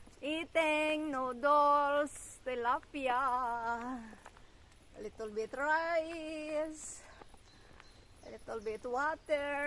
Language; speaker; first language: English; non-native, learner; Cebuano